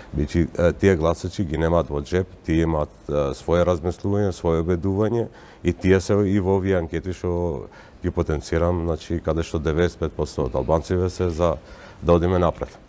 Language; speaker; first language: Macedonian; non-native, local second language; Albanian